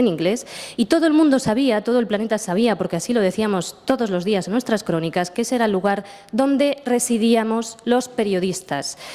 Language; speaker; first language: Spanish; native; Spanish